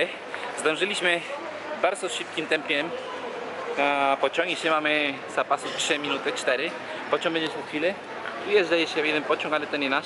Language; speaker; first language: Polish; non-native, learner; Spanish